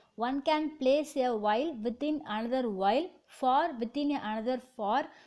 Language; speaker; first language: English; non-native, local second language; Tamil